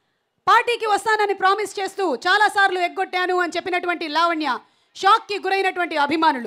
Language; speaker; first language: Telugu; native; Telugu